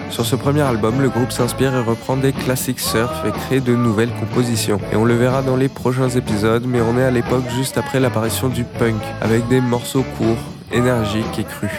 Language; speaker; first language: French; native; French